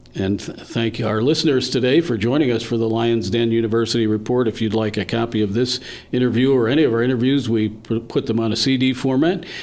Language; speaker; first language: English; native; English